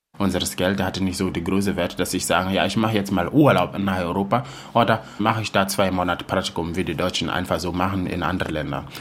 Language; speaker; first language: German; non-native, fluent; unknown